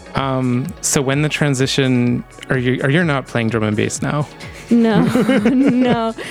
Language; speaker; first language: English; native; English